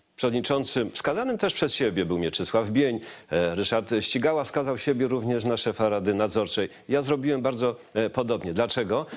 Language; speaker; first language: Polish; native; Polish